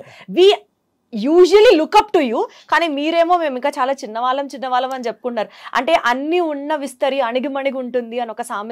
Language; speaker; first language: Telugu; native; Telugu